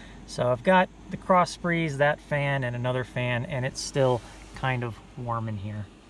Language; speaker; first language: English; native; English